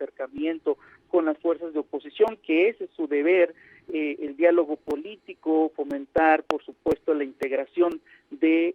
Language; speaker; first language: Spanish; native; Spanish